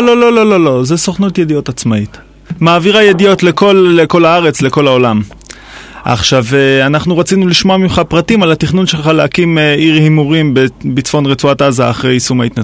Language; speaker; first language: Hebrew; native; Hebrew